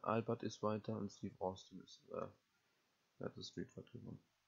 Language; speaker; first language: German; native; German